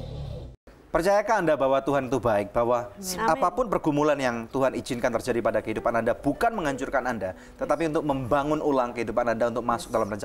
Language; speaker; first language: Indonesian; native; Indonesian